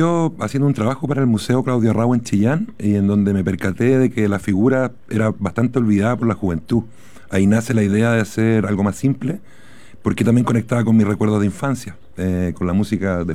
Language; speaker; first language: Spanish; native; Spanish